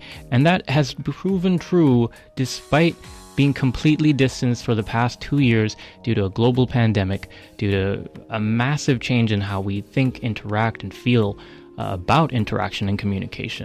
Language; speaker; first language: English; native; English